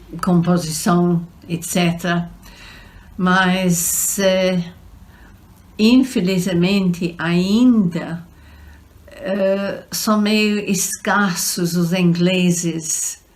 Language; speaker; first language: Portuguese; non-native, fluent; English